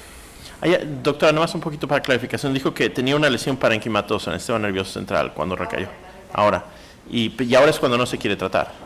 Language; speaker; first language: Spanish; native; Spanish